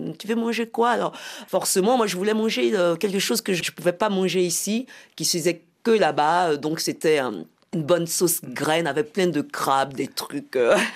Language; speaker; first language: French; native; French